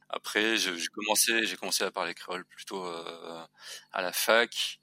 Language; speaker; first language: French; native; French